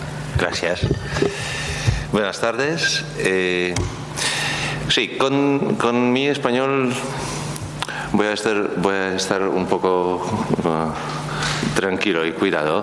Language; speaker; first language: Spanish; non-native, learner; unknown